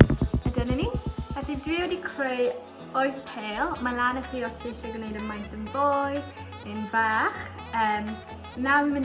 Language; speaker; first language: Welsh; non-native, local second language; English